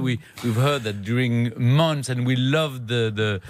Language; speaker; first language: English; non-native, learner; French